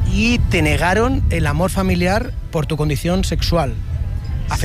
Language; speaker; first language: Spanish; native; Spanish